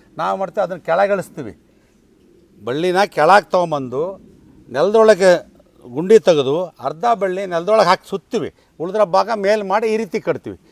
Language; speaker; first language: Kannada; native; Kannada